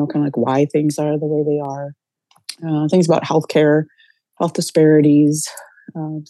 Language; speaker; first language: English; native; English